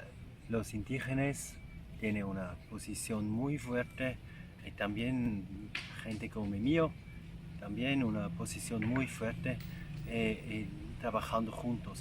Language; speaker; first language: Spanish; non-native, learner; German